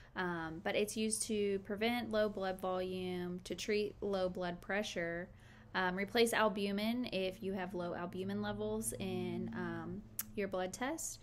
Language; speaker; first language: English; native; English